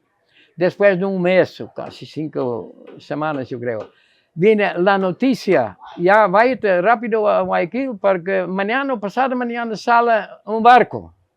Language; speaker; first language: Spanish; non-native, fluent; Dutch